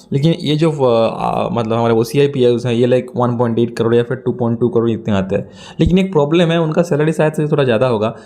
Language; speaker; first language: Hindi; native; Hindi